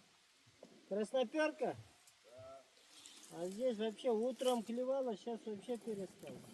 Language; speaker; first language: Russian; non-native, local second language; Kyrgyz